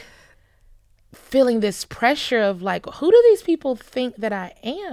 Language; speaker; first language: English; native; English